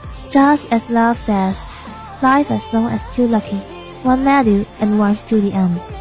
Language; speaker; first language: English; non-native, fluent; Chinese